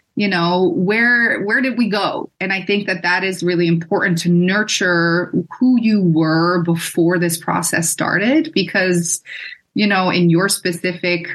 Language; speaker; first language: English; non-native, fluent; Dutch